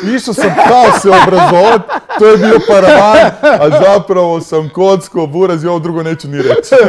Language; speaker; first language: Croatian; native; Croatian